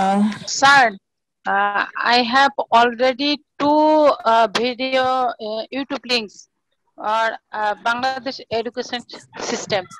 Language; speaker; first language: English; non-native, learner; Bangla